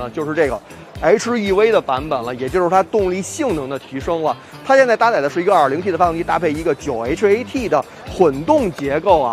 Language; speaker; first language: Chinese; native; Chinese